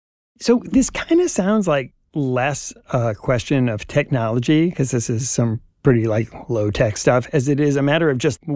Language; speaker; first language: English; native; English